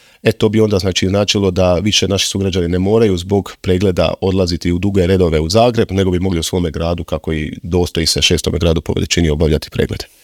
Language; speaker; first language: Croatian; native; Croatian